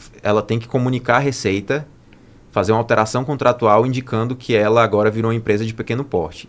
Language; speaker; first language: Portuguese; native; Portuguese